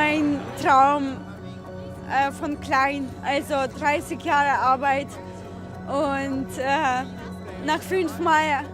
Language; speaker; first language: German; non-native, fluent; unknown